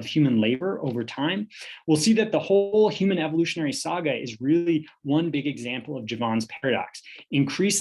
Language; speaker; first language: English; native; English